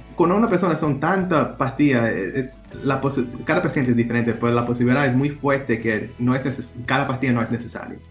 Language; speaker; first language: Spanish; early bilingual, heritage; Spanish